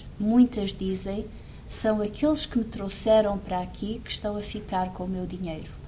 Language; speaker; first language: Portuguese; early bilingual, heritage; Portuguese